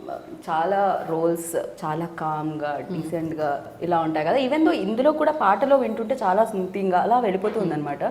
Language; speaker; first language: Telugu; native; Telugu